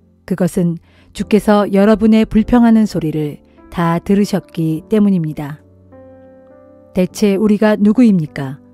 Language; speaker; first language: Korean; native; Korean